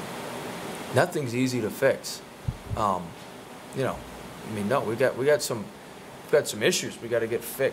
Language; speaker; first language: English; native; English